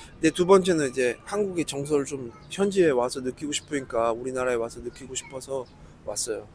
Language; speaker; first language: Korean; native; Korean